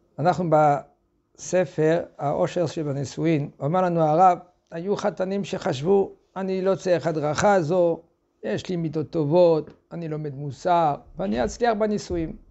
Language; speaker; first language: Hebrew; non-native, fluent; French